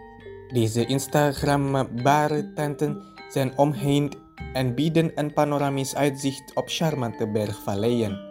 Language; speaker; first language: Dutch; non-native, fluent; Indonesian